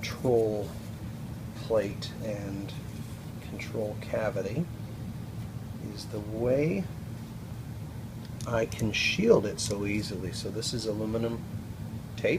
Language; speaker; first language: English; native; English